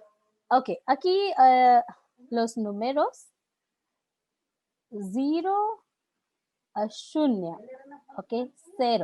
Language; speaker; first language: Spanish; non-native, learner; Hindi